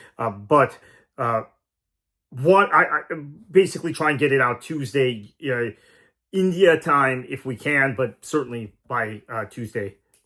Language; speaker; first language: English; native; English